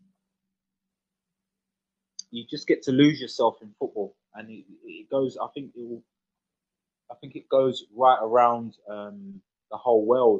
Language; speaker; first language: English; native; English